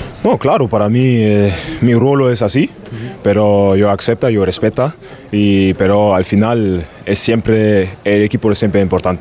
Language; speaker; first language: Spanish; non-native, learner; German